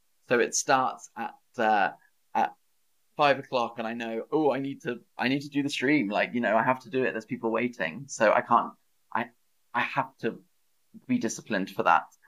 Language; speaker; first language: English; native; English